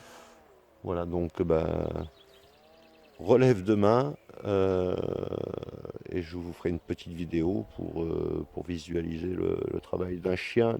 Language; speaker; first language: French; native; French